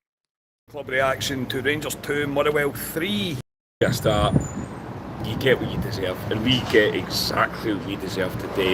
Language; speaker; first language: English; native; English